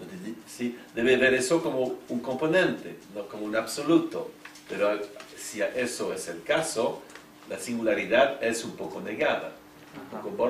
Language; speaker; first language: Spanish; non-native, fluent; French